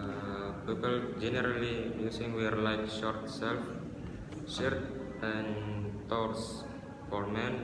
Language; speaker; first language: English; non-native, learner; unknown